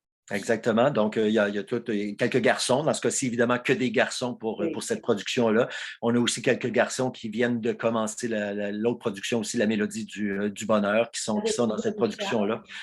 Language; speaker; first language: French; native; French